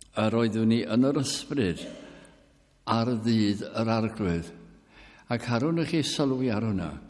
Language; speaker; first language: Welsh; early bilingual, heritage; Welsh